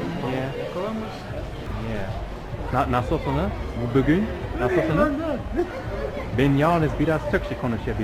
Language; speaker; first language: Turkish; non-native, learner; English